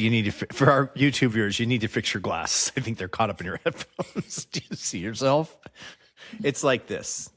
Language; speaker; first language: English; native; English